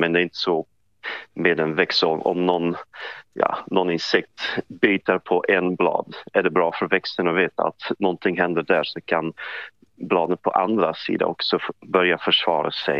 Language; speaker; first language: Swedish; non-native, fluent; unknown